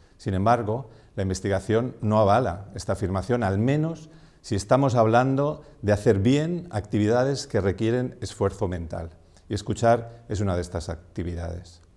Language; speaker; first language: Spanish; non-native, local second language; Catalan